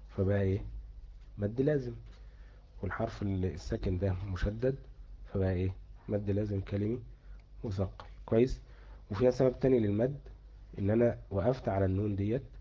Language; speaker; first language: Arabic; native; Arabic